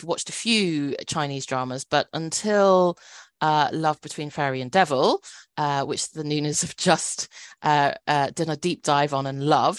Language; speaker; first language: English; native; English